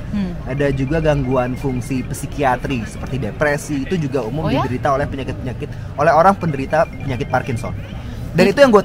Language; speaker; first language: Indonesian; native; Indonesian